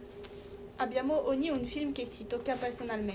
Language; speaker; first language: Italian; non-native, learner; French